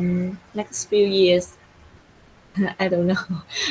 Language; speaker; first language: English; non-native, learner; Vietnamese